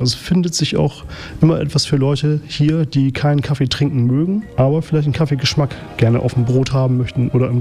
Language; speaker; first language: German; native; German